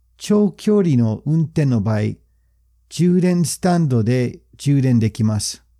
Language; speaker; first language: Japanese; non-native, fluent; English